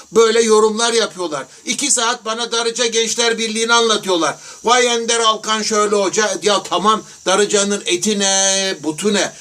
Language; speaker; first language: Turkish; native; Turkish